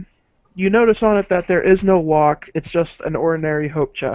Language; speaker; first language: English; native; English